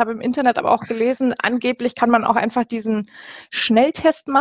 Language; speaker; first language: German; native; German